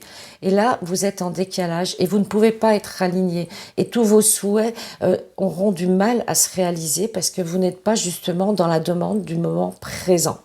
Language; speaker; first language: French; native; French